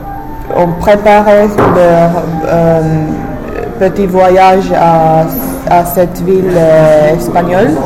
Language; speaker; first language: French; non-native, fluent; English